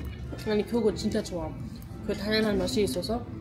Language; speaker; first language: Korean; non-native, learner; German